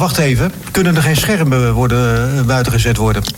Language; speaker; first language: Dutch; native; Dutch